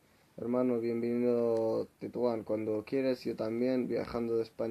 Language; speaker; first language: Spanish; non-native, fluent; Arabic